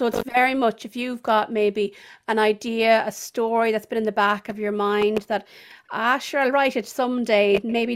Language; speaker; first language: English; native; English